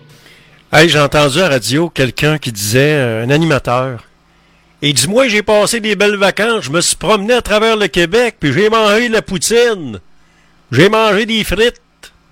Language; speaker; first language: French; native; French